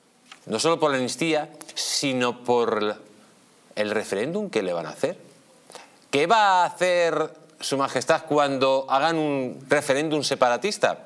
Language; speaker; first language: Spanish; native; Spanish